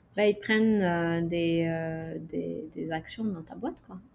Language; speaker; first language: French; non-native, local second language; Arabic